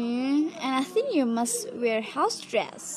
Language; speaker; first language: English; non-native, learner; Indonesian